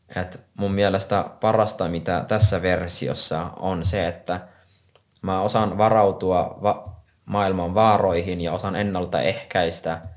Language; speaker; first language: Finnish; non-native, fluent; Somali